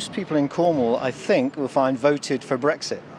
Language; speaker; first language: English; native; English